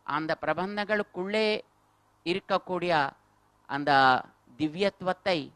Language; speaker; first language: Tamil; non-native, local second language; Telugu